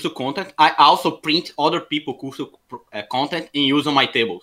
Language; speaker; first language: English; non-native, fluent; Portuguese